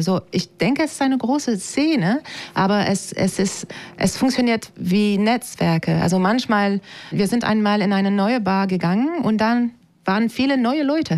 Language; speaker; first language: German; non-native, fluent; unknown